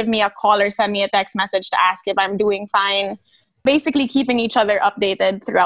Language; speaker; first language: English; non-native, local second language; Filipino